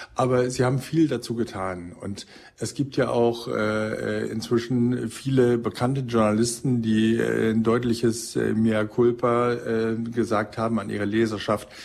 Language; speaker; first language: German; native; German